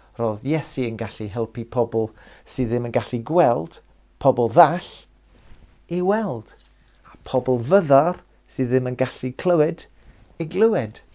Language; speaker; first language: Welsh; non-native, local second language; English